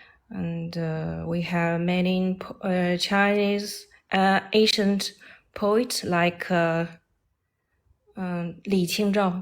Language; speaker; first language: English; non-native, learner; Chinese